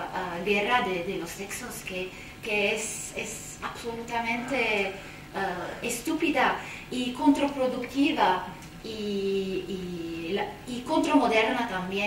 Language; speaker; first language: Spanish; non-native, fluent; Arabic